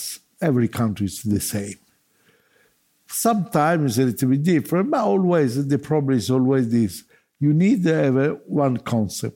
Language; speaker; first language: English; non-native, learner; Italian